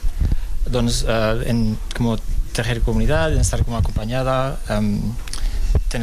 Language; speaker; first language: Catalan; non-native, local second language; Spanish